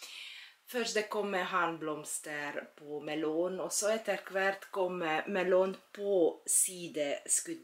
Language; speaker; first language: Swedish; non-native, learner; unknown